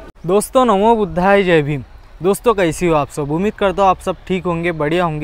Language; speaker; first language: Hindi; non-native, local second language; Marathi